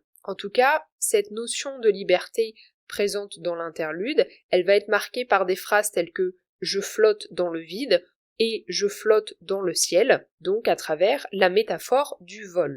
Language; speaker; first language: French; native; French